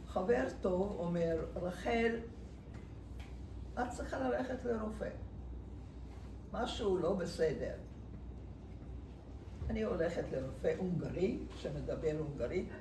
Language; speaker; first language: Hebrew; non-native, fluent; Hungarian